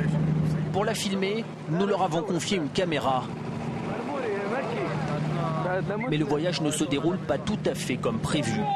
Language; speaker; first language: French; native; French